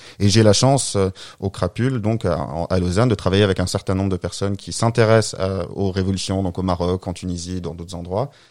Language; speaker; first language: French; non-native, fluent; Arabic